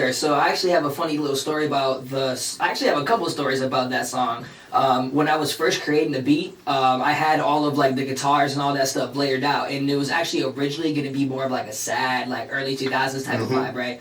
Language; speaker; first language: English; early bilingual, other home language; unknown